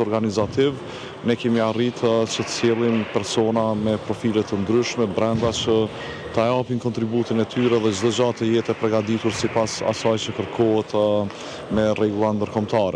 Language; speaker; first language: Albanian; native; Albanian